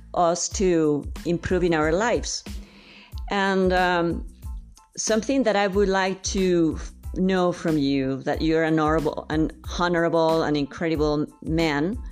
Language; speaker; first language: English; non-native, fluent; Spanish